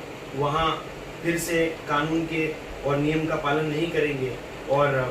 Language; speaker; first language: Hindi; native; Hindi